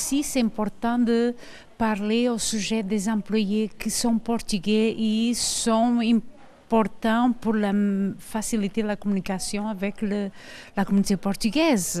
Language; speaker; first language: French; non-native, learner; Portuguese